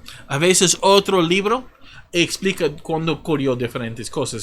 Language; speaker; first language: Spanish; non-native, fluent; English